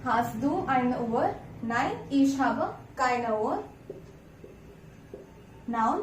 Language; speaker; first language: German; non-native, fluent; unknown